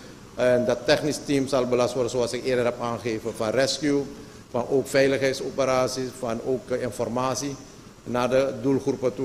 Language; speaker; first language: Dutch; native; Dutch